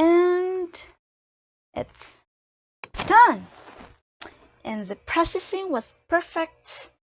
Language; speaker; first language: English; non-native, learner; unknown